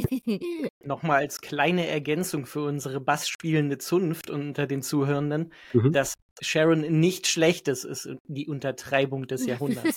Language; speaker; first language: German; native; German